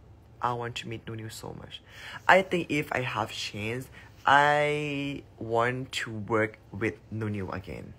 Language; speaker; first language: English; non-native, learner; Thai